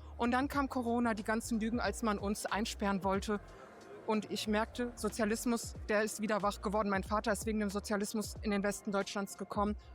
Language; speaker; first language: German; non-native, fluent; Serbian